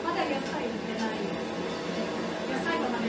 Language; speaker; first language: Japanese; non-native, fluent; English